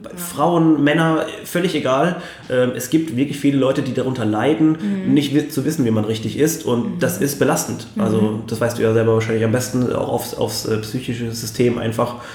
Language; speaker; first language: German; native; German